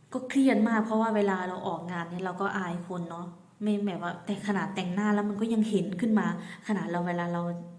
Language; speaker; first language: Thai; native; Thai